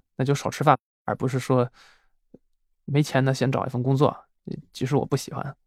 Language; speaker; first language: Chinese; non-native, fluent; Swiss German